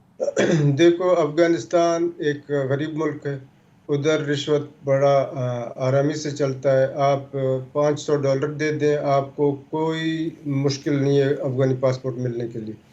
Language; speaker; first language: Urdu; non-native, local second language; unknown